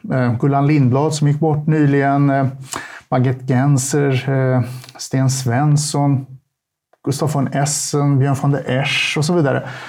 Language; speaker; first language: Swedish; early bilingual, other home language; Turkish